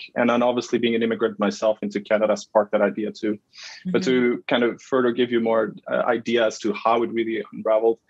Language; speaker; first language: English; non-native, fluent; Dutch